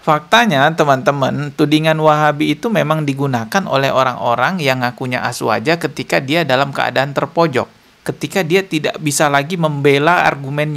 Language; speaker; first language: Indonesian; native; Indonesian